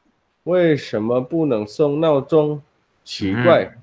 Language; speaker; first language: Chinese; non-native, learner; Indonesian